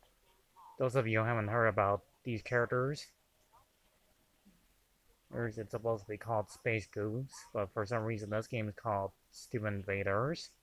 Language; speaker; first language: English; native; English